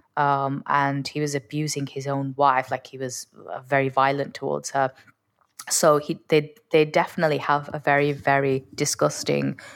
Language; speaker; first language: English; native; English